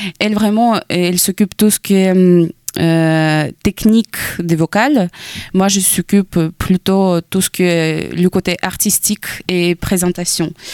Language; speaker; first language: French; non-native, fluent; Ukrainian